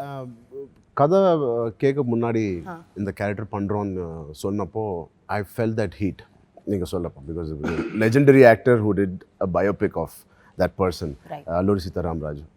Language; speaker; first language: Tamil; non-native, fluent; Telugu